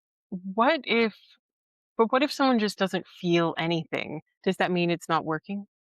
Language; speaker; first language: English; native; English